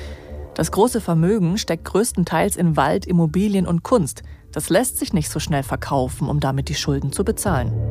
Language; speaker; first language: German; native; German